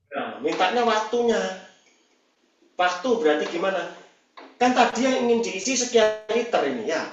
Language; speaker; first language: Indonesian; native; Indonesian